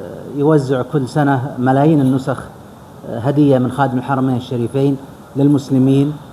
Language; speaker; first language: Arabic; native; Arabic